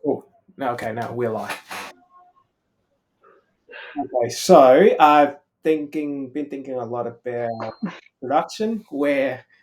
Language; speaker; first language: English; non-native, fluent; Vietnamese